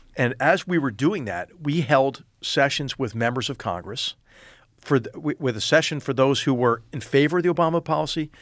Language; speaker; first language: English; native; English